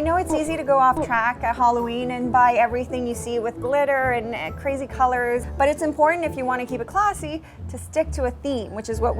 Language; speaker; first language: English; native; English